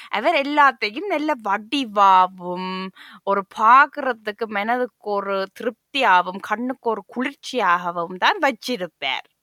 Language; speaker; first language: Tamil; native; Tamil